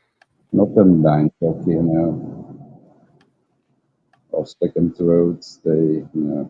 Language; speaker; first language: English; non-native, learner; Dutch